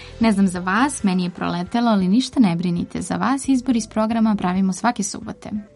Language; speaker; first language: Serbian; native; Serbian